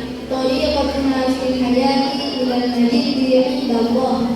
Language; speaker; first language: Arabic; non-native, learner; Indonesian